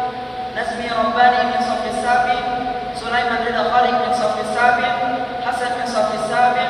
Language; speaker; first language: Arabic; non-native, learner; Indonesian